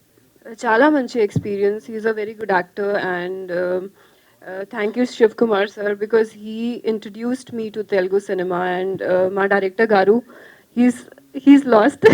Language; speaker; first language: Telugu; non-native, learner; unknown